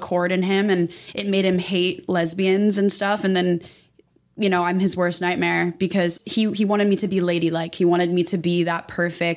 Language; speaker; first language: English; native; English